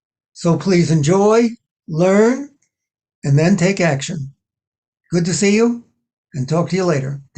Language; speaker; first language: English; native; English